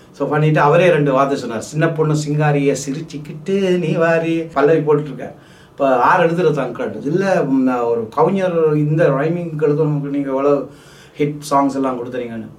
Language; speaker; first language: Tamil; early bilingual, heritage; Tamil